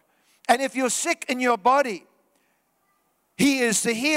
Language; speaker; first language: English; native; English